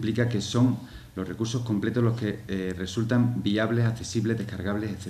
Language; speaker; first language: Spanish; native; Spanish